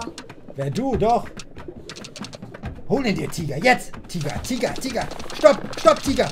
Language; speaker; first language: German; native; German